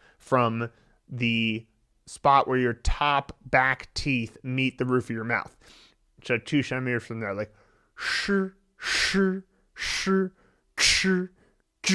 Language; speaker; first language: English; native; English